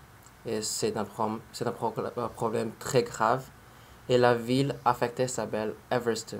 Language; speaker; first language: French; non-native, learner; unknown